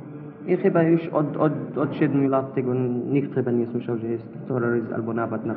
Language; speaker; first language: Polish; non-native, learner; Arabic